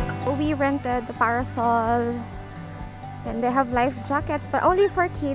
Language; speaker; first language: English; non-native, local second language; Filipino